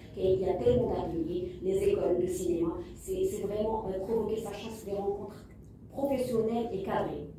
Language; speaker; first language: French; non-native, local second language; Arabic